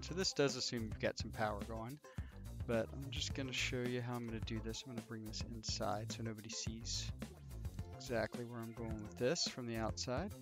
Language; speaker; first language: English; native; English